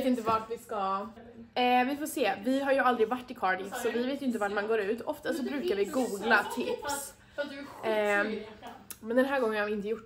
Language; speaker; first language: Swedish; native; Swedish